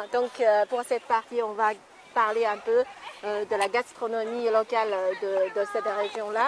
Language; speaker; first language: French; non-native, fluent; Chinese